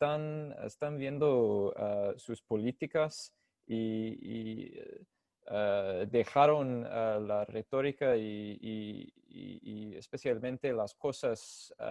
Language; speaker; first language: Spanish; non-native, fluent; English